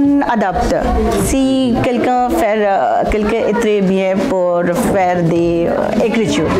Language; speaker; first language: French; non-native, learner; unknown